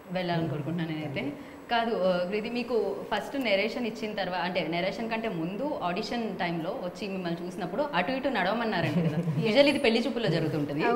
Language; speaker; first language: Telugu; native; Telugu